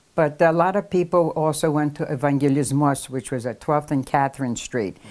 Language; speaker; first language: English; native; English